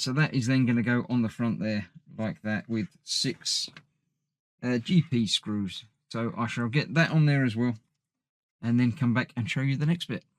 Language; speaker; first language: English; native; English